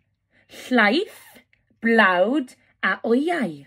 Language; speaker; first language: Welsh; non-native, local second language; English